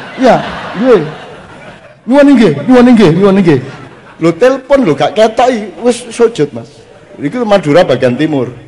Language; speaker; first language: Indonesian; non-native, local second language; Javanese